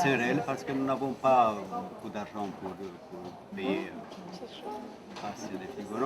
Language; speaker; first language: French; non-native, fluent; Romanian